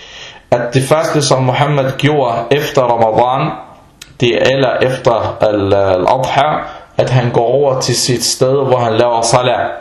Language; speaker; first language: Danish; non-native, fluent; Arabic